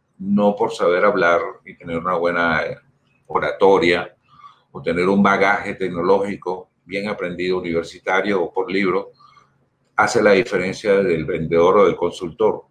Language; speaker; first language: Spanish; native; Spanish